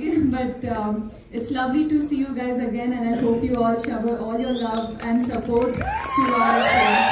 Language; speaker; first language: Telugu; non-native, learner; Kannada